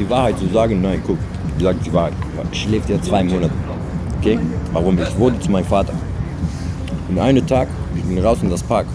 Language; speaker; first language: German; non-native, learner; Greek